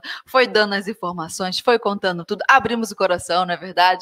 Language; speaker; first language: Portuguese; native; Portuguese